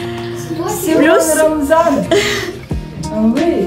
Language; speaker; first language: French; non-native, learner; Chechen